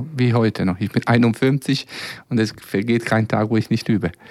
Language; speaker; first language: German; non-native, fluent; Serbian